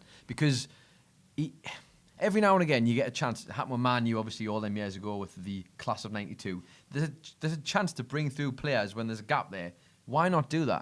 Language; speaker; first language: English; native; English